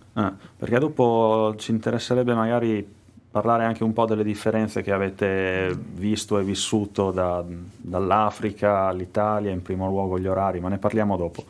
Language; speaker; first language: Italian; native; Italian